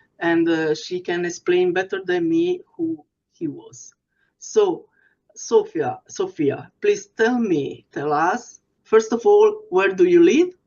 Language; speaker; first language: English; non-native, fluent; Italian